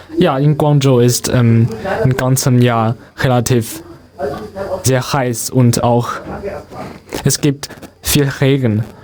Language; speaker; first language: German; non-native, learner; Chinese